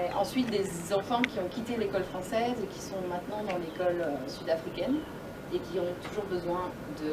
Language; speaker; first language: French; native; French